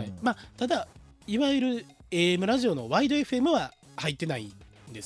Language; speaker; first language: Japanese; native; Japanese